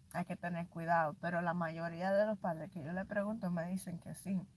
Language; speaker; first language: Spanish; early bilingual, heritage; Spanish